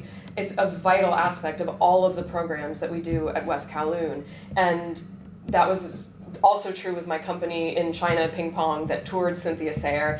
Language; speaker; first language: English; native; English